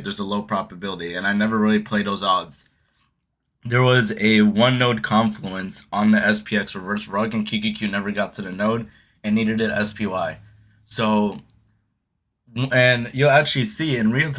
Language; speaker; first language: English; native; English